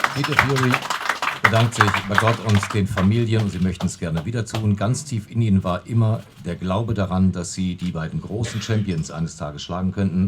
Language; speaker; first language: German; native; German